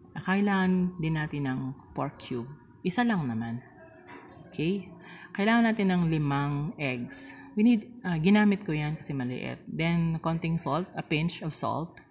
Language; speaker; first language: Filipino; non-native, local second language; Pampanga